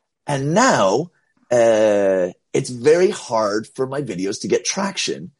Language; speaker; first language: English; native; English